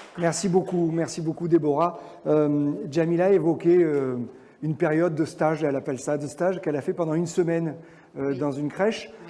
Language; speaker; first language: French; native; French